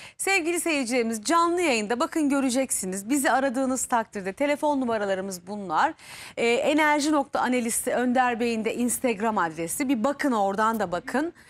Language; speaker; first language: Turkish; native; Turkish